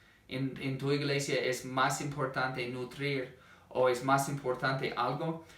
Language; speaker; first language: Spanish; non-native, fluent; English